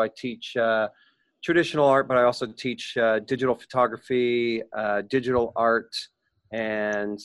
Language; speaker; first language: English; native; English